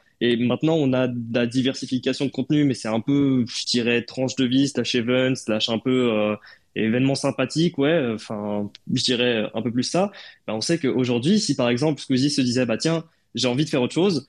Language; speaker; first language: French; native; French